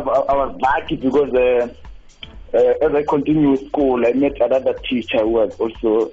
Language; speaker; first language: English; non-native, local second language; Xhosa